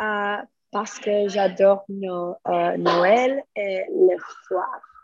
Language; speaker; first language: French; non-native, learner; Spanish